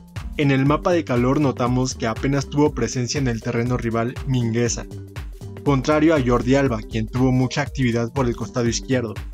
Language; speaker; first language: Spanish; native; Spanish